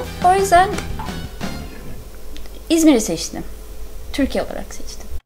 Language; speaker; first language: Turkish; non-native, learner; English